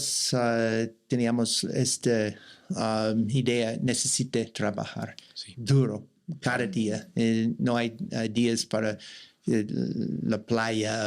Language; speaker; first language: Spanish; non-native, learner; English